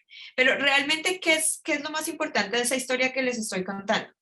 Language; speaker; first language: Spanish; native; Spanish